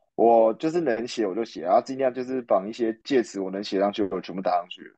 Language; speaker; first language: Chinese; native; Chinese